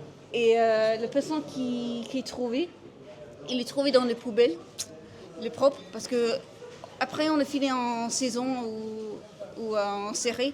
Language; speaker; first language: French; non-native, learner; English